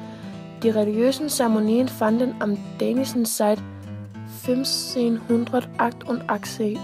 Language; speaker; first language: German; non-native, learner; Danish